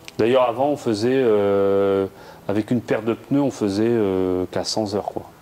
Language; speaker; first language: French; native; French